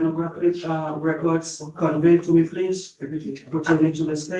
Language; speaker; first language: English; native; English